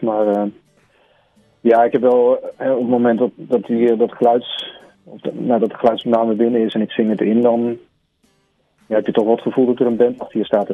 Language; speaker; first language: Dutch; native; Dutch